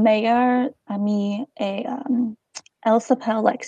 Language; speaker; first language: French; non-native, learner; English